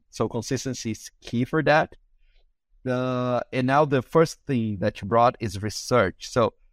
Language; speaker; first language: English; non-native, fluent; Portuguese